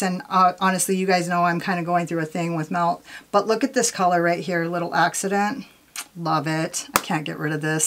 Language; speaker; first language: English; native; English